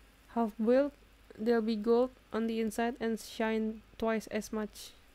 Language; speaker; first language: English; non-native, fluent; Indonesian